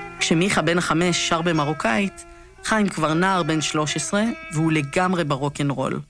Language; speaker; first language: Hebrew; native; Hebrew